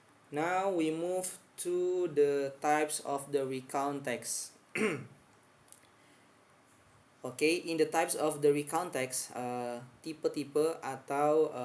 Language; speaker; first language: English; non-native, fluent; Indonesian